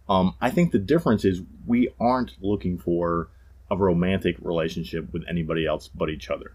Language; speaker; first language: English; native; English